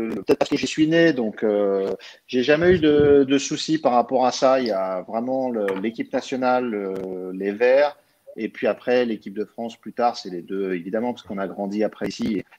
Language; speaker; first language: French; early bilingual, other home language; Arabic